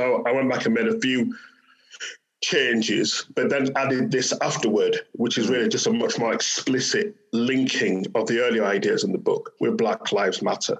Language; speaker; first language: English; native; English